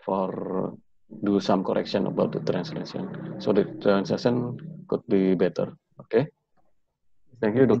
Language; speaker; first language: English; non-native, learner; Indonesian